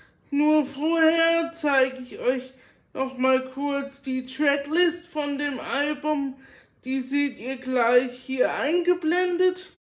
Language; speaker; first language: German; native; German